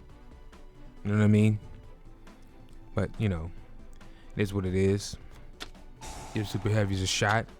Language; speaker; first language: English; native; English